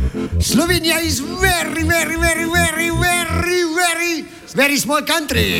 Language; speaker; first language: English; non-native, fluent; Slovenian